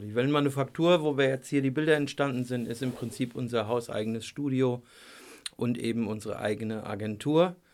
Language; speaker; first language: German; native; German